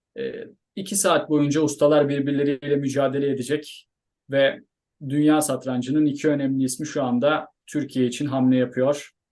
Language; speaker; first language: Turkish; native; Turkish